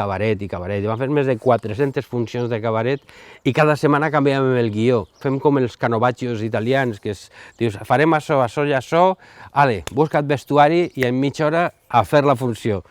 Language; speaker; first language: Catalan; native; Catalan